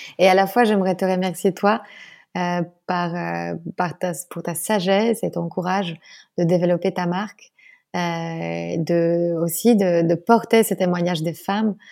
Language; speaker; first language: French; non-native, fluent; Polish